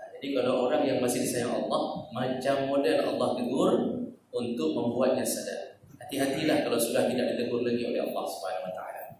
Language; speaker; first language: Malay; non-native, local second language; Achinese